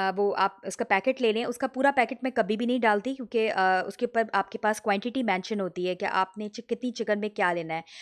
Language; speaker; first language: Urdu; native; Urdu